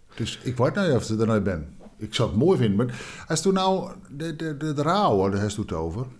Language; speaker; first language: Dutch; non-native, local second language; Low German